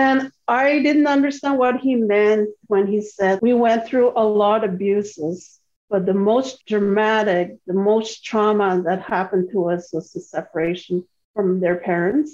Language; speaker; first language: English; non-native, fluent; Cree